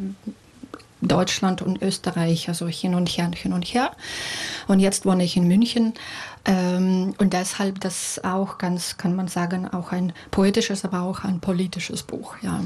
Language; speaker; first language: German; non-native, fluent; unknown